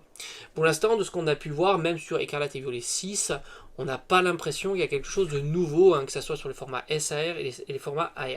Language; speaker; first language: French; native; French